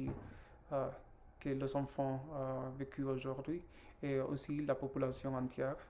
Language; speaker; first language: French; non-native, learner; Spanish